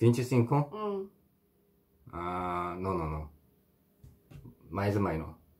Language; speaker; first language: Portuguese; non-native, learner; Korean